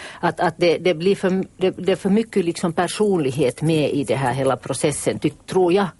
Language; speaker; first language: Swedish; native; Swedish